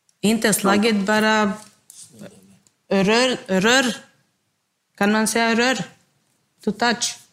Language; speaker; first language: Swedish; non-native, learner; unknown